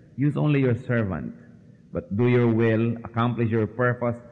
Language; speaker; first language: English; non-native, local second language; Filipino